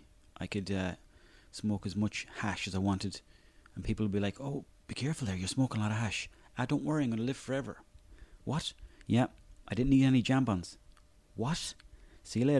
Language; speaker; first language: English; native; English